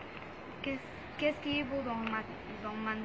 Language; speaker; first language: French; non-native, learner; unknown